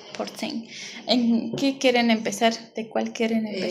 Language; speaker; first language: Spanish; non-native, learner; Armenian